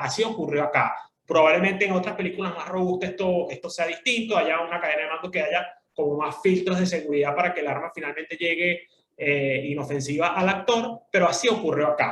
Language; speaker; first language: Spanish; native; Spanish